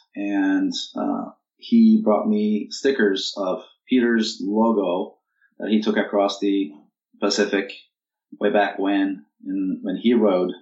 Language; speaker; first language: English; non-native, fluent; Turkish